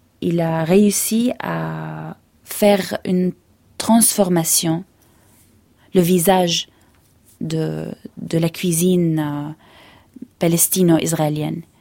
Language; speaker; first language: French; non-native, fluent; Arabic